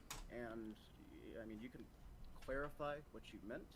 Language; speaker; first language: English; native; English